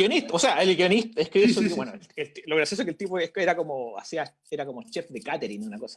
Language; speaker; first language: Spanish; native; Spanish